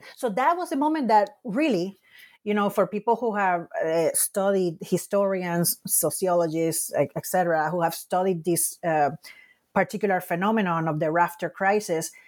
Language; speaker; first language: English; non-native, fluent; Spanish